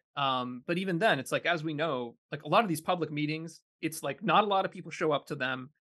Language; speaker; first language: English; native; English